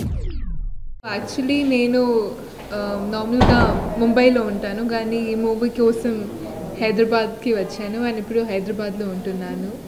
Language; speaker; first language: Telugu; non-native, local second language; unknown